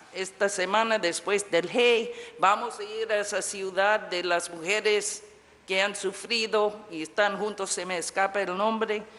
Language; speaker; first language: Spanish; non-native, fluent; English